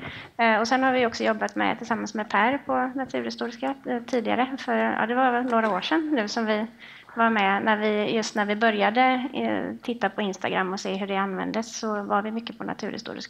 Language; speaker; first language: Swedish; native; Swedish